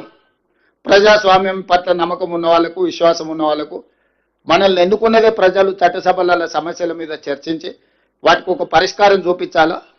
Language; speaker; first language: Telugu; native; Telugu